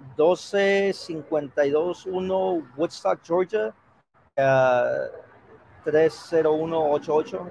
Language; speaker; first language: Spanish; early bilingual, heritage; Spanish